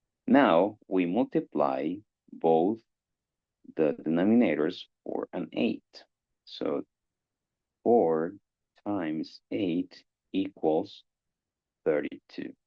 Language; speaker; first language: English; non-native, fluent; Spanish